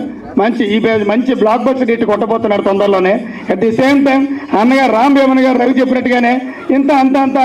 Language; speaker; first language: Telugu; native; Telugu